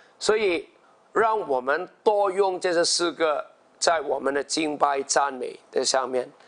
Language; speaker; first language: Chinese; non-native, local second language; Cantonese